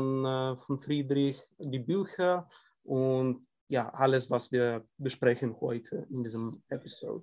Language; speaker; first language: German; non-native, fluent; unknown